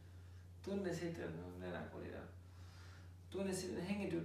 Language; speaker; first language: Finnish; non-native, learner; German